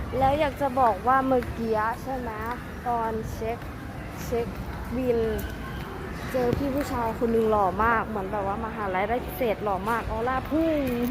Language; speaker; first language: Thai; native; Thai